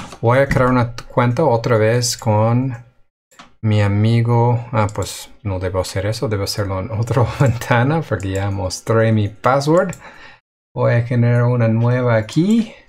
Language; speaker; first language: Spanish; non-native, fluent; English